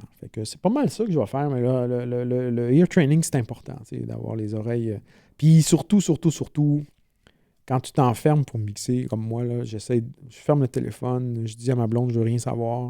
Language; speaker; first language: French; native; French